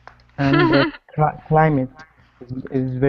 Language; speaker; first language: English; non-native, learner; Arabic